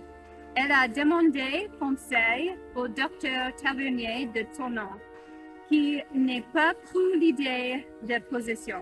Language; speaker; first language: French; non-native, learner; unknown